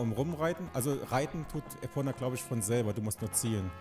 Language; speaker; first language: German; native; German